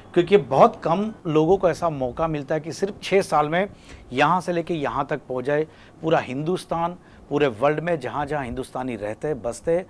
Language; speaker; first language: Hindi; non-native, local second language; Gujarati